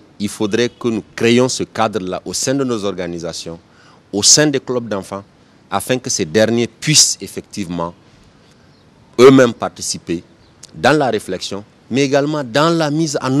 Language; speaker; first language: French; native; French